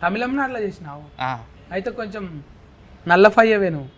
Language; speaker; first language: Telugu; native; Telugu